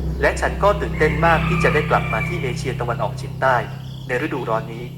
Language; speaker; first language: Thai; native; Thai